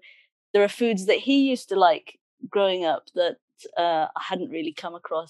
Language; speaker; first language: English; native; English